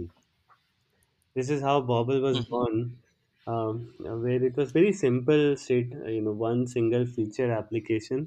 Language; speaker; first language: English; non-native, local second language; Hindi